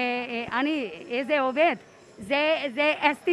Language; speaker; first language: Hebrew; non-native, learner; Hungarian